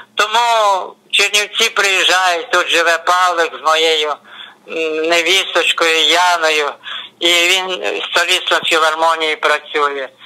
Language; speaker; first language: Ukrainian; native; Ukrainian